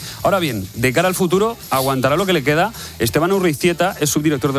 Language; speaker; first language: Spanish; native; Spanish